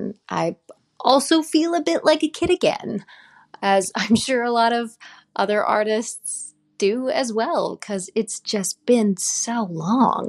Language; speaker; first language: English; native; English